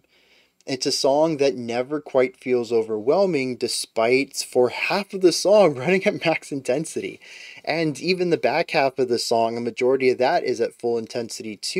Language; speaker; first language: English; native; English